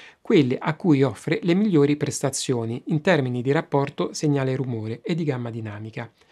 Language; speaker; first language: Italian; native; Italian